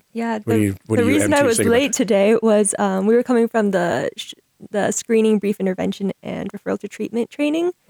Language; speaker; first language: English; native; English